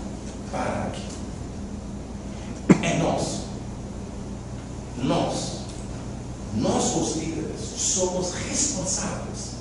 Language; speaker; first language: Portuguese; non-native, fluent; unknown